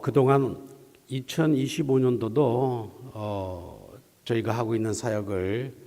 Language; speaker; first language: Korean; native; Korean